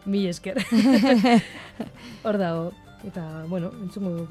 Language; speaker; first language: Basque; non-native, local second language; Spanish